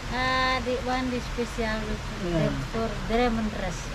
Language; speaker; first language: English; non-native, learner; Indonesian